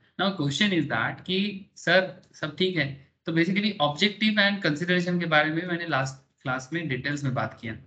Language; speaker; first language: Hindi; non-native, local second language; Bangla